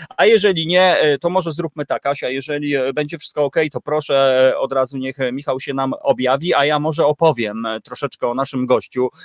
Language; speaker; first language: Polish; native; Polish